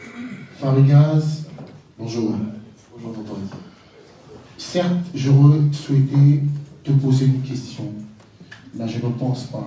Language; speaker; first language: French; non-native, local second language; Lingala